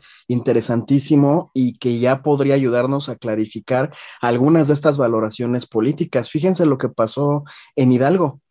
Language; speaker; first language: Spanish; native; Spanish